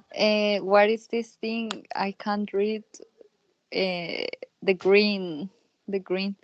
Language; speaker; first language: English; non-native, learner; Spanish